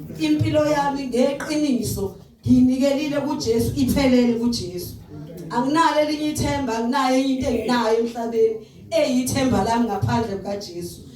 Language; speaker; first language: Zulu; native; Zulu